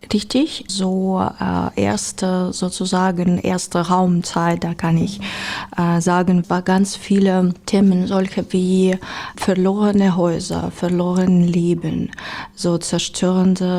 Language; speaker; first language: German; non-native, learner; Ukrainian